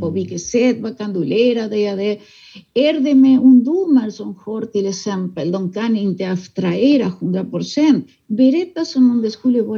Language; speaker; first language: Swedish; non-native, fluent; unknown